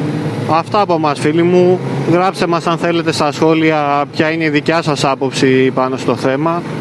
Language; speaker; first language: Greek; native; Greek